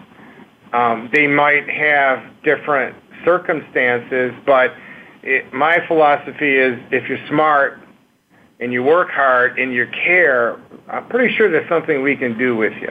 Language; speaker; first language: English; native; English